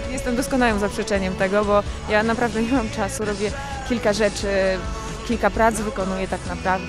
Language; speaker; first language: Polish; native; Polish